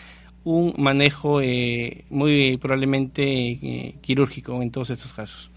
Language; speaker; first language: Spanish; native; Spanish